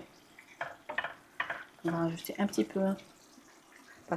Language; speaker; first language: French; non-native, local second language; Arabic